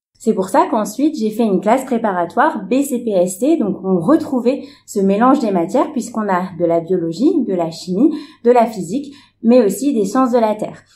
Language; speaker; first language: French; native; French